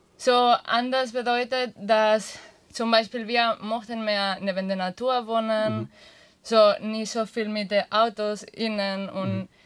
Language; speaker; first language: German; non-native, learner; Catalan